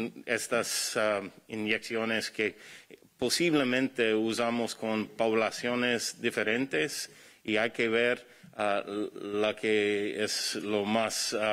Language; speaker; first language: Spanish; non-native, fluent; English